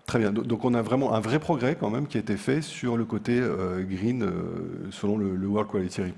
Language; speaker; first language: French; native; French